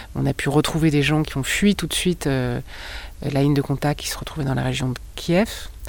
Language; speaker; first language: French; native; French